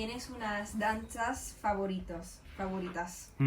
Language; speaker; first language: Spanish; non-native, learner; English